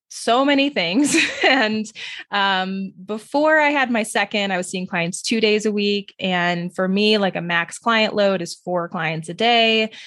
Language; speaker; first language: English; native; English